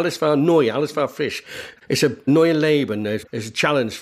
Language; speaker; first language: German; non-native, learner; English